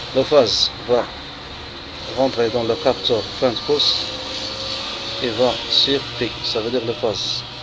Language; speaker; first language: French; non-native, local second language; Arabic